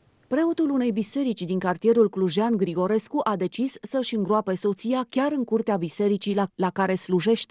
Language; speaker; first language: Romanian; native; Romanian